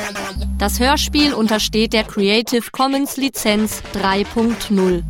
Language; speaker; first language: German; native; German